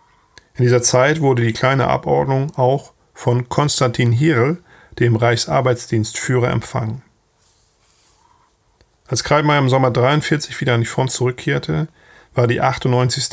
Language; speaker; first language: German; native; German